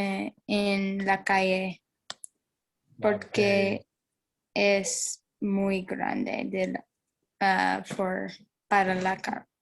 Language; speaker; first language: Spanish; non-native, learner; English